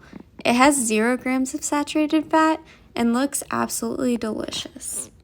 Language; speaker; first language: English; native; English